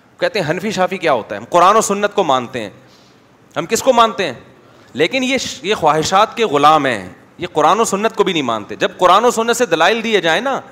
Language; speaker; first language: Urdu; native; Urdu